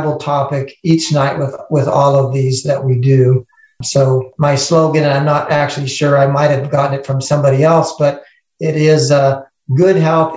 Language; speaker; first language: English; native; English